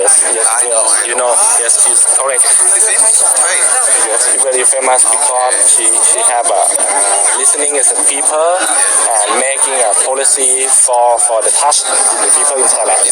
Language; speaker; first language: English; non-native, learner; Thai